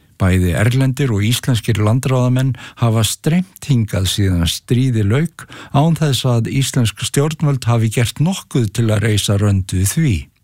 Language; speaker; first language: Icelandic; native; Icelandic